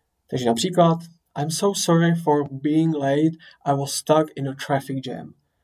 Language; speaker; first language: English; non-native, fluent; Czech